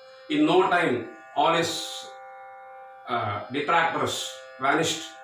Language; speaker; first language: English; non-native, local second language; Tamil